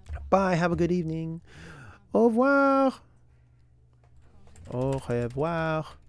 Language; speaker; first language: English; native; English